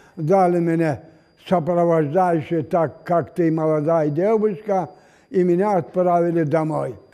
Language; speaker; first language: Russian; non-native, local second language; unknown